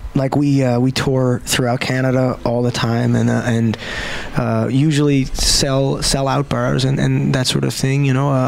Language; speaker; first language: English; native; English